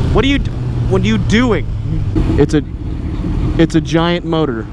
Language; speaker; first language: English; native; English